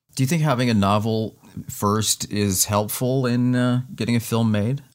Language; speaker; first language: English; native; English